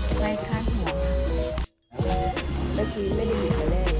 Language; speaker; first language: Thai; native; Thai